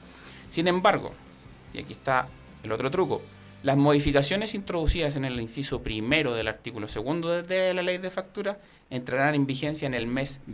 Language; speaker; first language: Spanish; native; Spanish